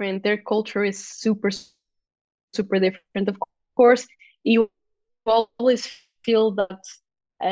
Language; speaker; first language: English; non-native, fluent; Portuguese